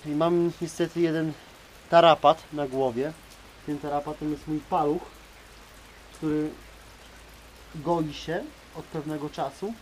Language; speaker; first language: Polish; native; Polish